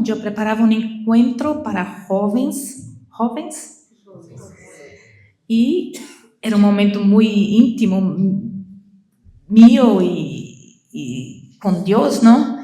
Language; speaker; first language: Spanish; non-native, learner; Portuguese